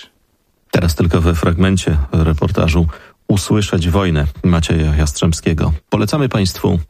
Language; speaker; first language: Polish; native; Polish